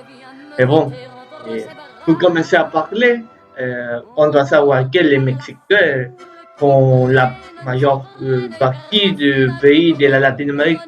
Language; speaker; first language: French; non-native, learner; Spanish